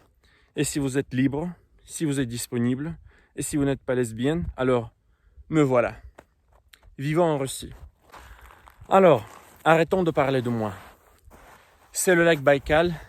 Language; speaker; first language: French; non-native, fluent; Russian